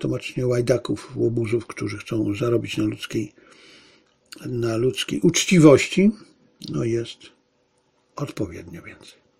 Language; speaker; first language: Polish; native; Polish